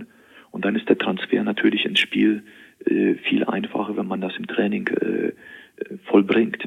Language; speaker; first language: German; native; German